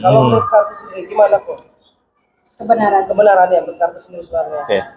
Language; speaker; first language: Indonesian; native; Indonesian